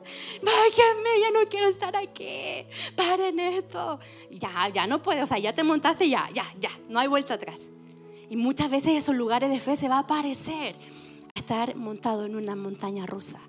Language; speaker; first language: Spanish; native; Spanish